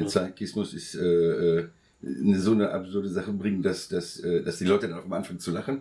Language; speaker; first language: German; native; German